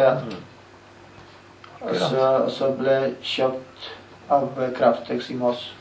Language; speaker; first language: Norwegian; non-native, learner; Polish